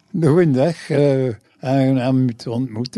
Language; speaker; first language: Dutch; non-native, fluent; English